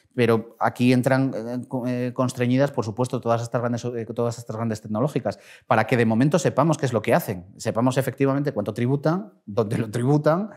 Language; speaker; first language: Spanish; native; Spanish